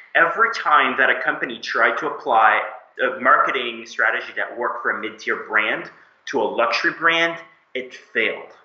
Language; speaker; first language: English; native; English